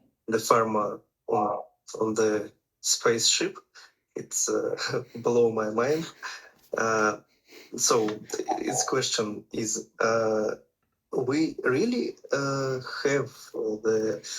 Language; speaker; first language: English; non-native, learner; Russian